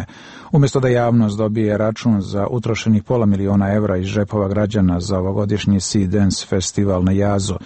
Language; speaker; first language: Bosnian; native; Bosnian